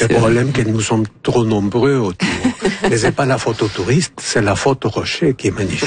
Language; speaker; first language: French; non-native, fluent; Spanish